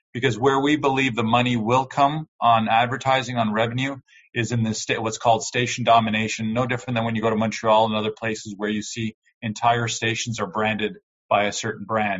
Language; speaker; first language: English; native; English